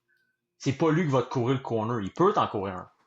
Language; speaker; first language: French; native; French